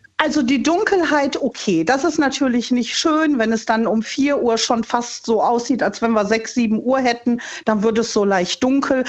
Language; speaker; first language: German; native; German